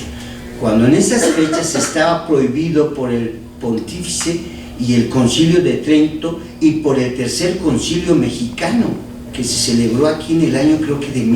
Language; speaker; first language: Spanish; native; Spanish